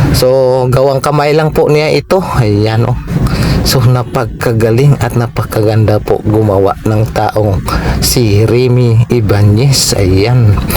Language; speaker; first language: Filipino; non-native, local second language; Hiligaynon